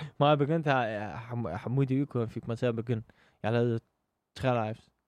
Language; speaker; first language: Danish; early bilingual, other home language; Arabic